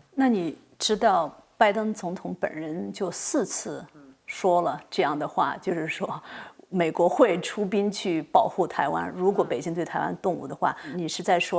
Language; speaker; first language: Chinese; native; Chinese